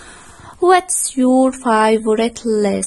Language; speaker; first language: English; non-native, fluent; Arabic